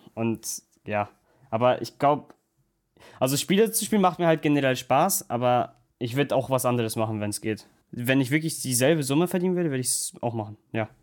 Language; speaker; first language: German; non-native, local second language; Russian